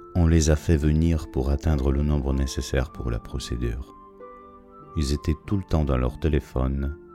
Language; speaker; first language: French; non-native, fluent; Russian